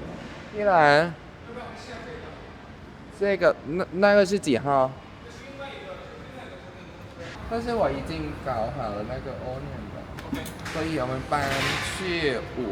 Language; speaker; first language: Chinese; non-native, fluent; Thai